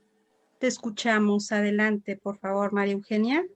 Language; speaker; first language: Spanish; native; Spanish